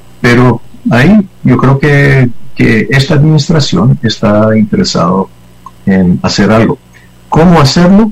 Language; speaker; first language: Spanish; non-native, fluent; English